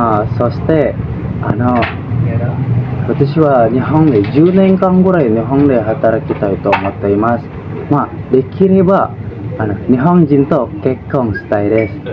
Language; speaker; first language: Japanese; non-native, learner; Indonesian